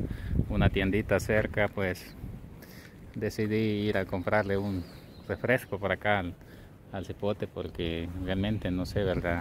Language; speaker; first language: Spanish; native; Spanish